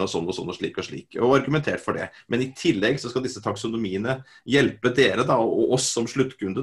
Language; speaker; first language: Norwegian; native; Norwegian